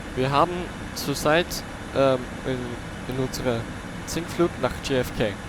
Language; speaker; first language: German; non-native, learner; English